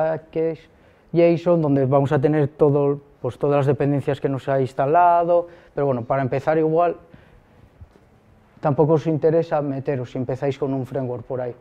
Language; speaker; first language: Spanish; native; Spanish